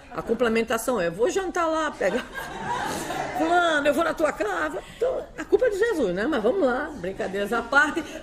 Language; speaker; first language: Portuguese; native; Portuguese